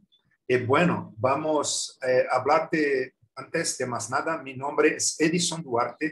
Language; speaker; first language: Spanish; non-native, learner; Portuguese